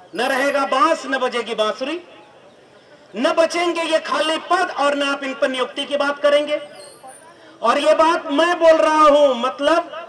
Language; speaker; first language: Hindi; native; Hindi